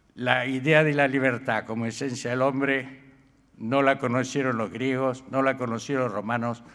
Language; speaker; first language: Spanish; native; Spanish